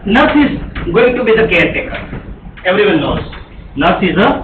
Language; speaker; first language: English; non-native, local second language; Gujarati